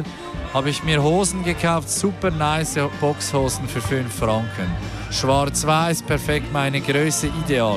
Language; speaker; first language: German; native; German